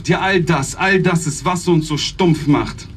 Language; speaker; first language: German; native; German